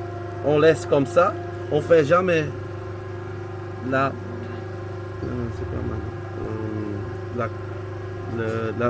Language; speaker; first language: French; non-native, local second language; Dutch